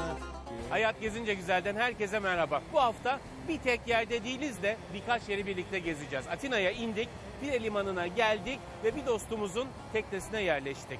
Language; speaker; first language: Turkish; native; Turkish